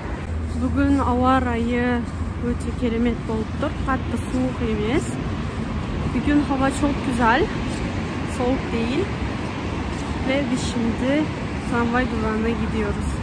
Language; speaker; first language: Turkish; non-native, learner; Kazakh